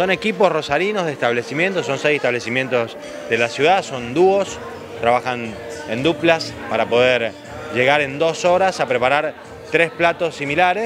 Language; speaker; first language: Spanish; native; Spanish